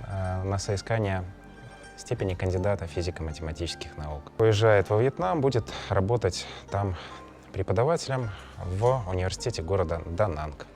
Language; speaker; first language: Russian; native; Russian